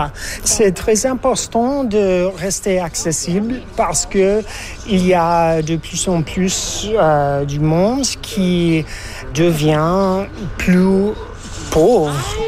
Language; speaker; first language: French; non-native, fluent; English